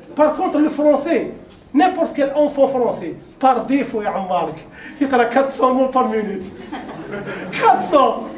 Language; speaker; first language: French; non-native, local second language; Arabic